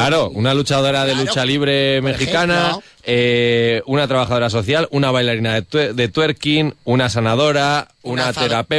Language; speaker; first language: Spanish; native; Spanish